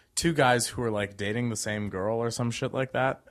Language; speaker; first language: English; native; English